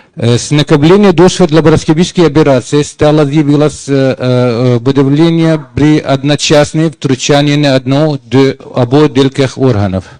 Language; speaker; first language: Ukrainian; non-native, learner; Arabic